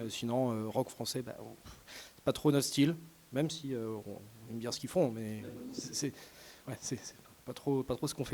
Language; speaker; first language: French; native; French